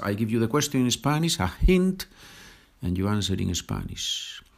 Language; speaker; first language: English; non-native, fluent; Spanish